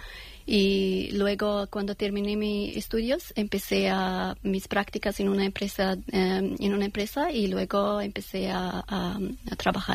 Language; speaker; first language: Spanish; non-native, learner; Persian